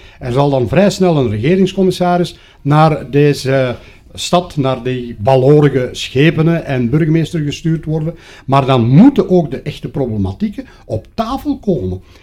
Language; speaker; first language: Dutch; native; Dutch